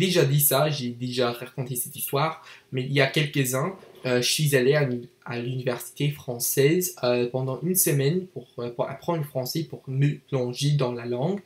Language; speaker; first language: French; non-native, learner; English